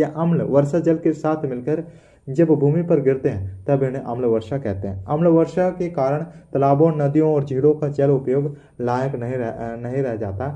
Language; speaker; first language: Hindi; native; Hindi